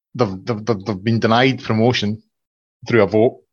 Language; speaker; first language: English; native; English